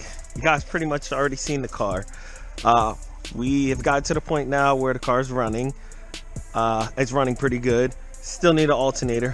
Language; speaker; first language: English; native; English